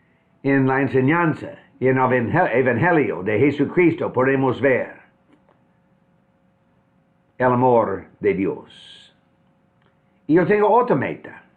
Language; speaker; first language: Spanish; non-native, fluent; English